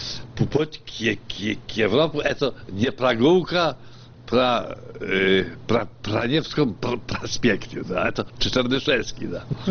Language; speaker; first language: Russian; non-native, fluent; Polish